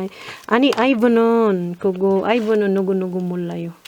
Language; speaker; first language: Korean; non-native, learner; Filipino